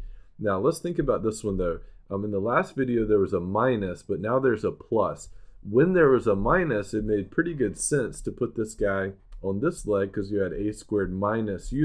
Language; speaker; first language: English; native; English